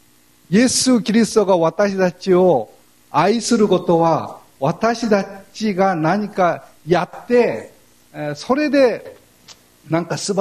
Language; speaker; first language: Japanese; non-native, fluent; Korean